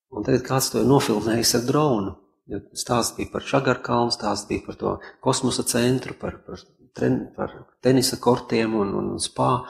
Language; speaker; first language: Latvian; native; Latvian